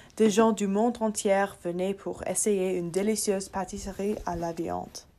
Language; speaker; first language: French; non-native, learner; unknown